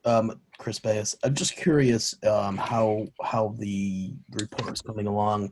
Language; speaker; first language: English; native; English